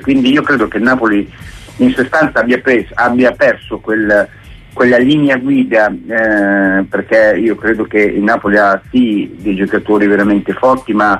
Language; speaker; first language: Italian; native; Italian